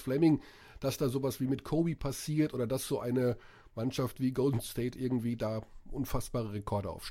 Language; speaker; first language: German; native; German